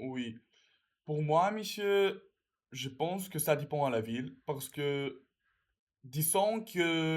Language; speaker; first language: French; non-native, learner; Russian